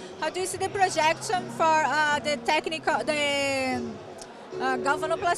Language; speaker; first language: English; non-native, learner; Portuguese